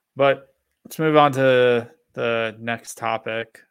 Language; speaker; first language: English; native; English